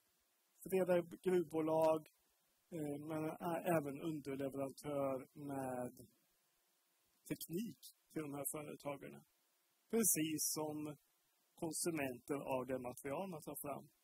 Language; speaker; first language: Swedish; native; Swedish